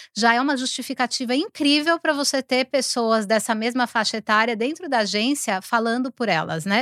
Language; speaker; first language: Portuguese; native; Portuguese